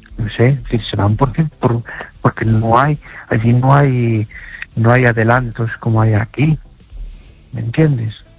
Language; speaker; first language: Spanish; native; Spanish